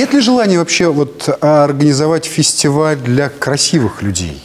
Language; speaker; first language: Russian; native; Russian